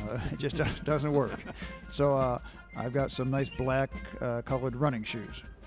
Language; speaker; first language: English; native; English